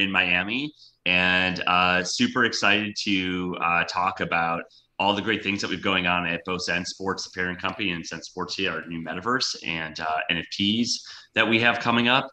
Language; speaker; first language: English; native; English